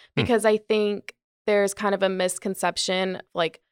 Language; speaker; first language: English; native; English